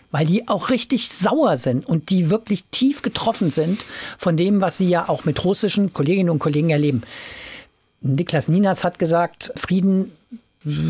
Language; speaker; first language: German; native; German